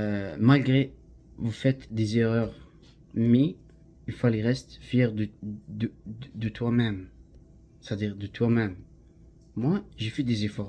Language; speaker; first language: French; non-native, learner; Arabic